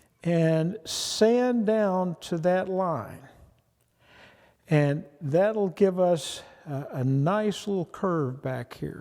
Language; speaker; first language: English; native; English